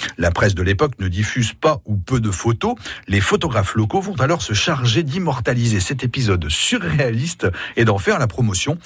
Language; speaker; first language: French; native; French